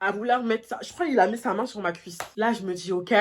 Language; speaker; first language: French; native; French